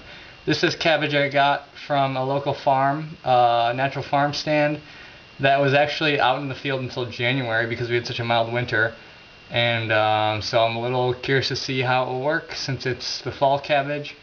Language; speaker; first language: English; native; English